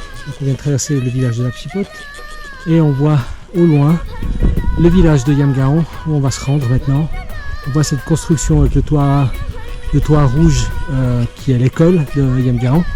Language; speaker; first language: French; native; French